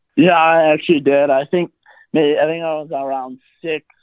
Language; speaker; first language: English; native; English